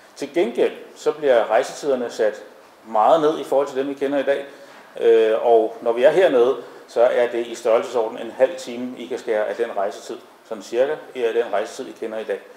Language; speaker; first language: Danish; native; Danish